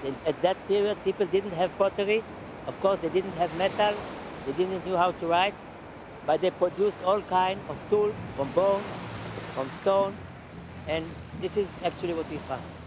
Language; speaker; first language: English; non-native, fluent; Hebrew